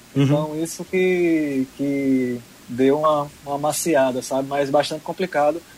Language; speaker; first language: Portuguese; native; Portuguese